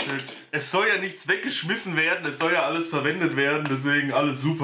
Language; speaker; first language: German; native; German